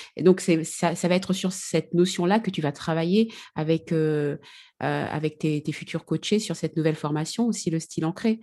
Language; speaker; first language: French; native; French